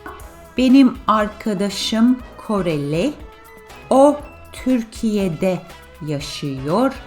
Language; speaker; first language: Turkish; non-native, fluent; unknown